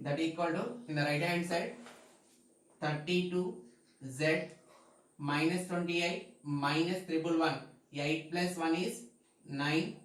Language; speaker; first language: English; non-native, local second language; Telugu